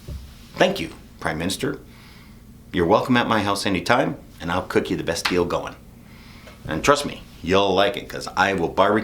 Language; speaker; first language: English; native; English